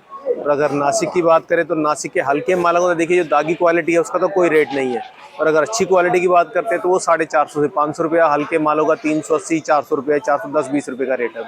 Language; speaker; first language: Hindi; native; Hindi